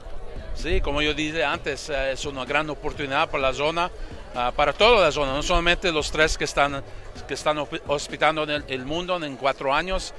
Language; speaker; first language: Spanish; non-native, fluent; English